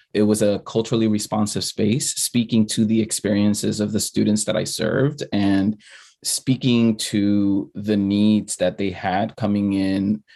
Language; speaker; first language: English; early bilingual, other home language; Spanish